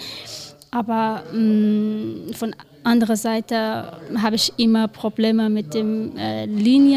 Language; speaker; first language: German; non-native, learner; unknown